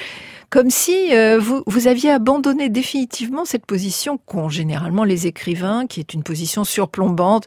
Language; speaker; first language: French; native; French